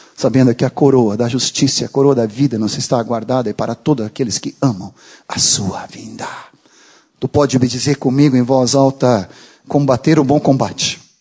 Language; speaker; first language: Portuguese; non-native, fluent; Swedish